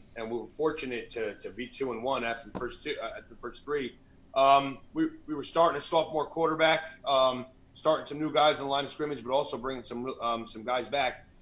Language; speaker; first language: English; native; English